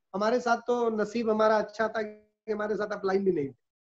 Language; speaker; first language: Hindi; native; Hindi